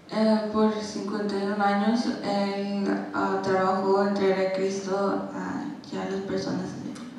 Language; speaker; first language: Spanish; non-native, learner; English